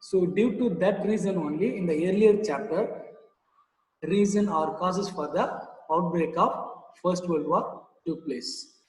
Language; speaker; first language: English; non-native, local second language; Tamil